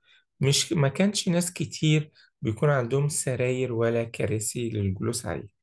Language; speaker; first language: Arabic; native; Arabic